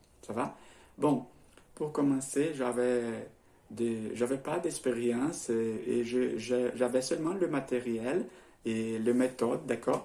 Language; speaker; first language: French; non-native, learner; Portuguese